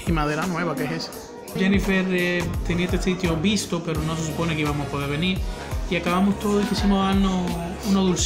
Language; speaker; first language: Spanish; native; Spanish